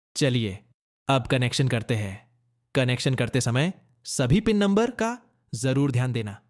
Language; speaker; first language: Hindi; native; Hindi